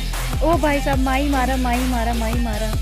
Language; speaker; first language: Hindi; native; Hindi